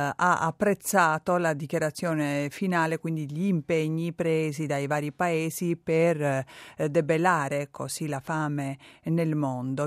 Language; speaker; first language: Italian; native; Italian